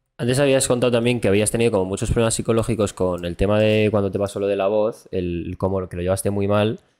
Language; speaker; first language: Spanish; native; Spanish